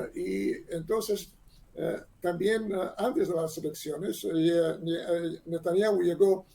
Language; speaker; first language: Spanish; non-native, learner; Hebrew